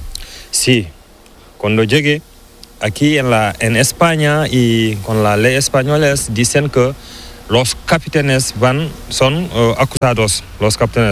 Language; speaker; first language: Spanish; non-native, learner; Fula